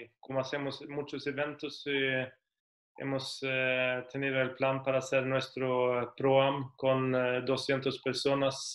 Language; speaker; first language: Spanish; non-native, fluent; Swedish